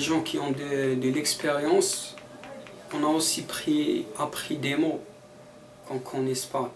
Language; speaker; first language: French; non-native, learner; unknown